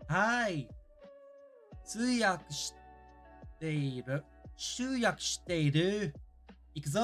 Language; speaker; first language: Japanese; non-native, learner; English